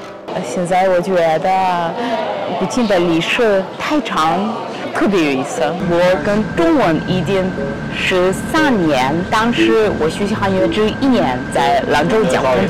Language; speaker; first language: Chinese; non-native, fluent; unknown